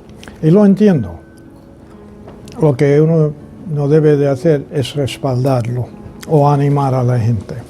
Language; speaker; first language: Spanish; non-native, fluent; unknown